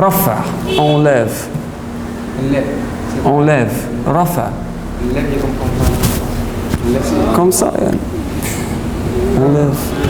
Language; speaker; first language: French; non-native, fluent; Arabic